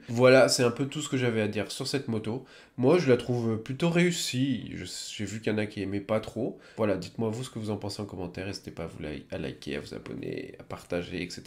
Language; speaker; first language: French; native; French